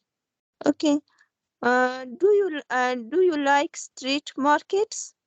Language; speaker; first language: English; non-native, learner; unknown